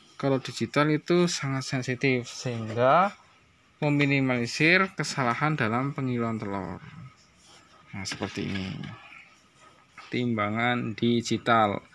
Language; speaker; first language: Indonesian; native; Indonesian